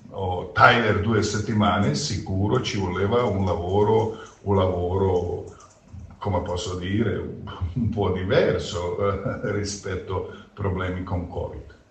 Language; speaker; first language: Italian; non-native, fluent; Croatian